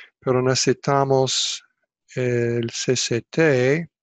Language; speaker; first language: Spanish; non-native, fluent; English